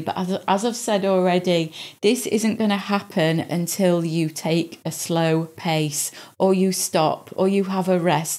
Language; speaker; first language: English; native; English